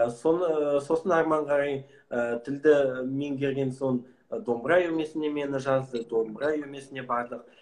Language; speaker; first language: Kazakh; non-native, local second language; Russian